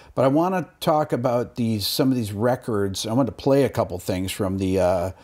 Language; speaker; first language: English; native; English